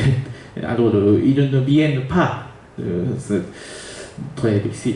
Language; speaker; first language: French; non-native, learner; Japanese